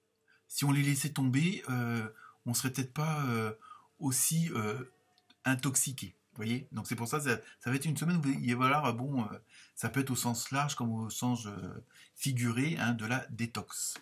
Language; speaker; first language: French; native; French